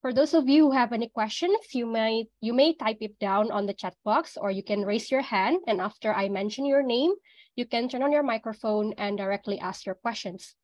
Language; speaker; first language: English; non-native, fluent; Indonesian